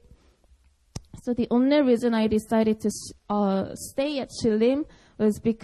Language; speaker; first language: English; non-native, fluent; Korean